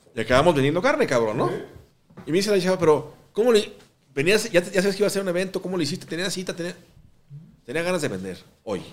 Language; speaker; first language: Spanish; native; Spanish